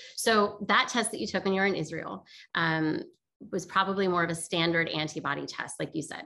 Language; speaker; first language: English; native; English